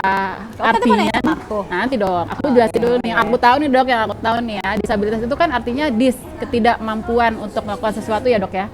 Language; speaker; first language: Indonesian; native; Indonesian